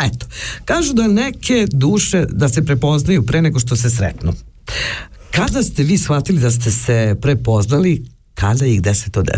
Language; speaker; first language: Serbian; native; Serbian